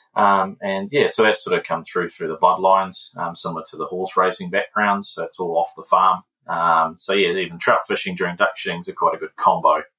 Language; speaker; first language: English; native; English